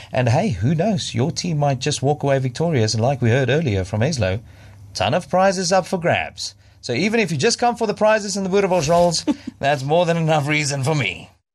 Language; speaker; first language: English; non-native, local second language; Afrikaans